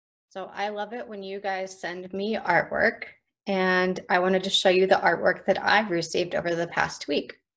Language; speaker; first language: English; native; English